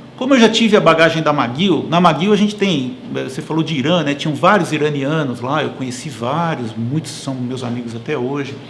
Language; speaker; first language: Portuguese; native; Portuguese